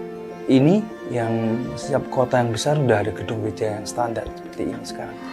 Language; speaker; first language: Indonesian; native; Indonesian